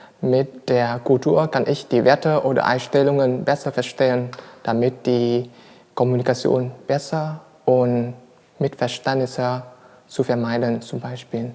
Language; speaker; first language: German; non-native, fluent; Vietnamese